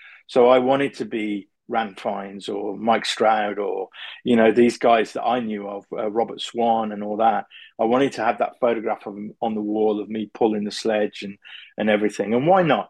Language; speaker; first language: English; native; English